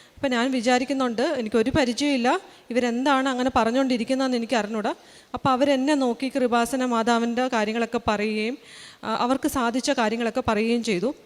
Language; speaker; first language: Malayalam; early bilingual, heritage; Malayalam